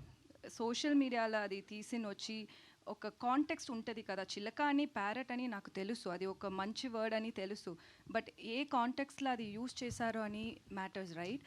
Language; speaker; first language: Telugu; non-native, learner; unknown